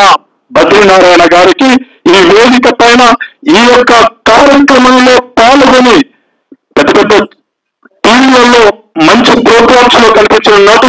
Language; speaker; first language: Telugu; native; Telugu